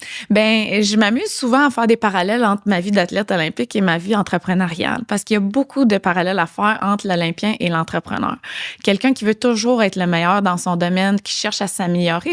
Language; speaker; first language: French; native; French